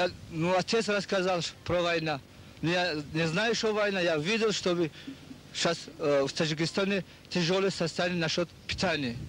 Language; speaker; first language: Russian; non-native, local second language; Tajik